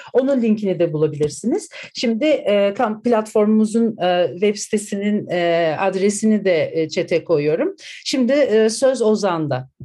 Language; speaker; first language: Turkish; native; Turkish